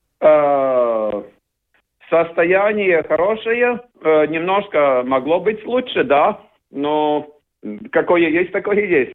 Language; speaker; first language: Russian; non-native, learner; Latvian